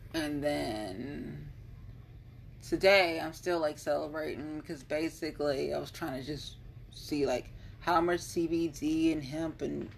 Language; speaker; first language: English; native; English